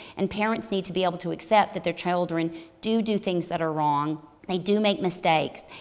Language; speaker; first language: English; native; English